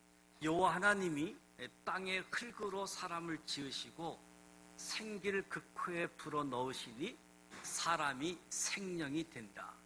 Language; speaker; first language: Korean; native; Korean